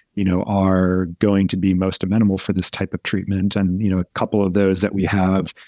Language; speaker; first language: English; native; English